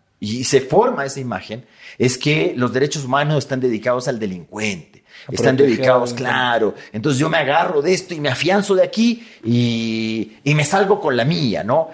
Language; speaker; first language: Spanish; native; Spanish